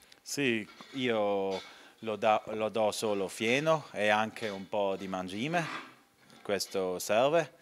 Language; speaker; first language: Italian; non-native, local second language; German